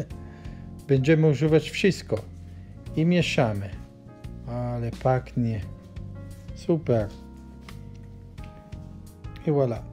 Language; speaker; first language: Polish; non-native, learner; Italian